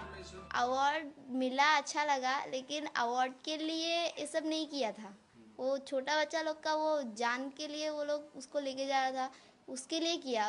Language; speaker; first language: Hindi; non-native, local second language; Assamese